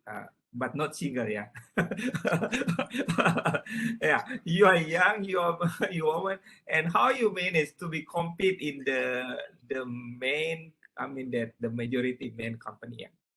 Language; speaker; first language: English; non-native, learner; Indonesian